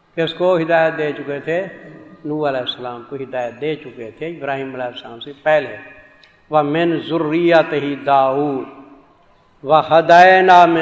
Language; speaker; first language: Urdu; non-native, local second language; Saraiki